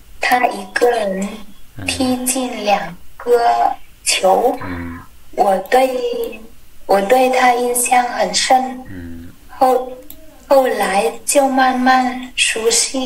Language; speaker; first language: Chinese; non-native, learner; Vietnamese